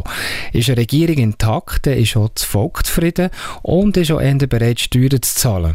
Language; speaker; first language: German; native; German